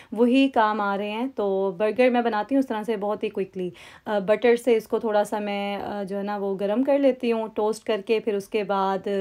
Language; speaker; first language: Urdu; native; Urdu